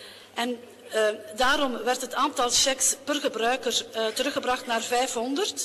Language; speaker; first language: Dutch; native; Dutch